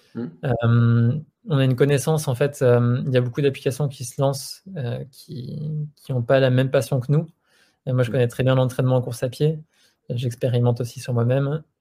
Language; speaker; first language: French; native; French